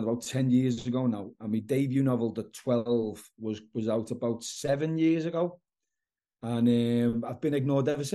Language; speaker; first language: English; native; English